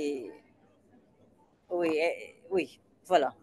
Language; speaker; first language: French; non-native, local second language; Dutch